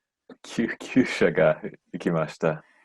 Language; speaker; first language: Japanese; non-native, learner; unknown